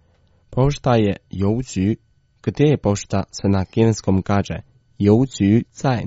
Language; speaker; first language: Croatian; non-native, fluent; Chinese